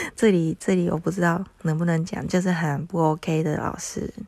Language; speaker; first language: Chinese; non-native, fluent; Japanese